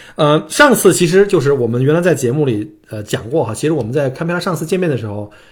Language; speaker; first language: Chinese; native; Chinese